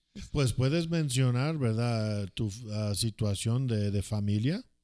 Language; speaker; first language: Spanish; non-native, fluent; English